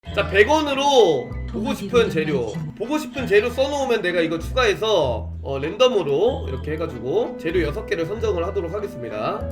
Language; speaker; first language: Korean; native; Korean